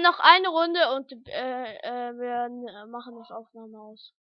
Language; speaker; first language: German; early bilingual, other home language; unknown